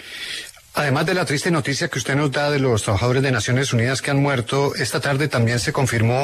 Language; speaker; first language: Spanish; native; Spanish